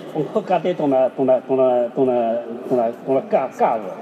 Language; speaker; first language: French; non-native, learner; Chinese